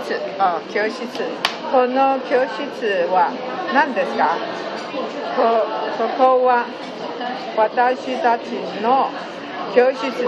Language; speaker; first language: Japanese; non-native, learner; Chinese